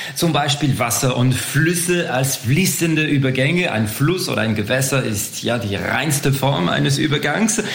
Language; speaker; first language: German; non-native, local second language; French